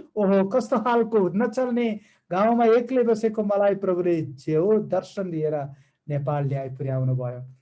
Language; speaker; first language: Nepali; non-native, fluent; Malayalam